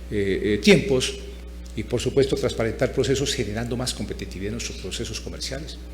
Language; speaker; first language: Spanish; native; Spanish